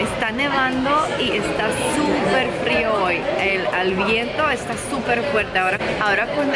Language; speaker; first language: Spanish; non-native, fluent; Croatian